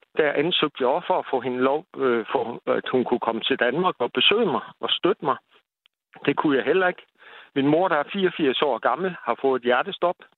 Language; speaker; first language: Danish; native; Danish